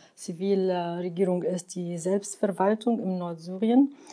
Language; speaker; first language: German; non-native, fluent; Arabic